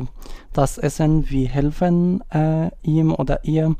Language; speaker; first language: German; non-native, learner; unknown